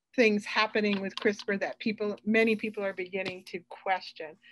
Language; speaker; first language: English; native; English